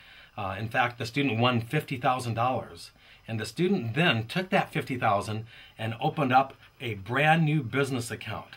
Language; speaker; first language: English; native; English